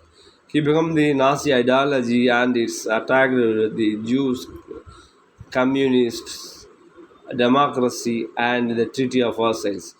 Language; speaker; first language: English; non-native, local second language; Tamil